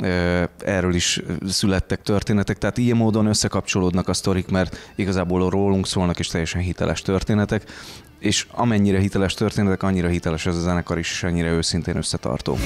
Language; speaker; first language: Hungarian; native; Hungarian